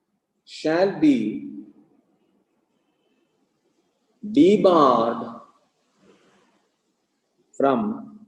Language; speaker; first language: English; non-native, local second language; Malayalam